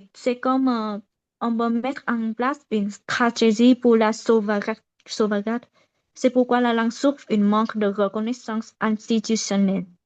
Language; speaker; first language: French; non-native, learner; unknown